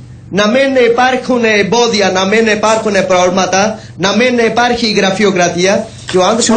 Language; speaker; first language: Greek; non-native, learner; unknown